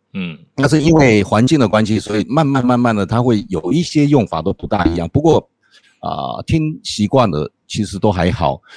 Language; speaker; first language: Chinese; native; Chinese